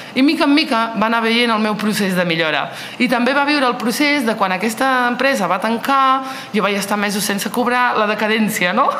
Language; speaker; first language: Catalan; early bilingual, other home language; Riffian